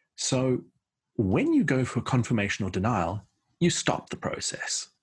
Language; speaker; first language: English; native; English